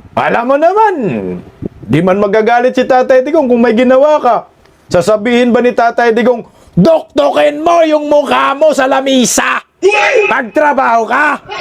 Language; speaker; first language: Filipino; non-native, local second language; Cebuano